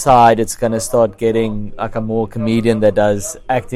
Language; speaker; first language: English; non-native, local second language; Afrikaans